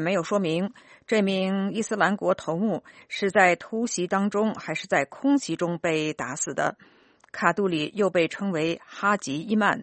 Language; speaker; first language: Chinese; native; Chinese